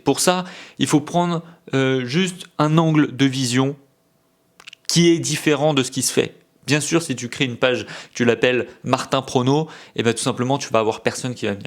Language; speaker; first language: French; native; French